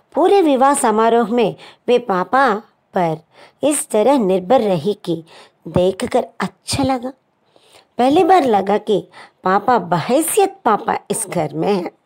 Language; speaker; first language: Hindi; non-native, local second language; Telugu